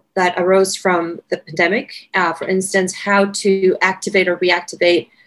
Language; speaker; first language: English; non-native, fluent; Spanish